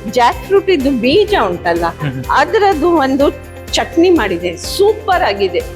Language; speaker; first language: Kannada; non-native, local second language; Konkani